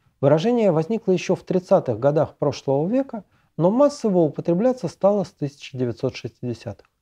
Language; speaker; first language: Russian; native; Russian